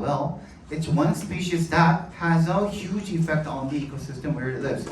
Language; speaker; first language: English; non-native, fluent; Korean